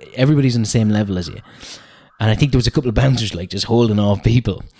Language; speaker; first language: English; native; English